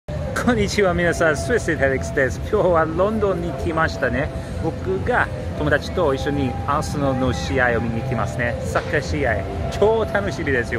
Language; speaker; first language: Japanese; non-native, fluent; English